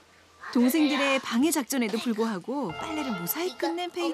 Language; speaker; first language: Korean; native; Korean